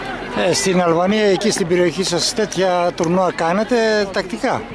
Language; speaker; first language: Greek; native; Greek